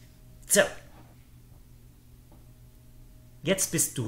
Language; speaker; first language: German; non-native, fluent; English